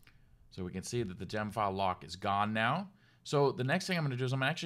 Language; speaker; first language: English; native; English